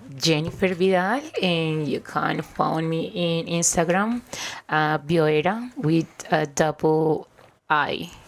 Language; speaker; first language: English; non-native, learner; Spanish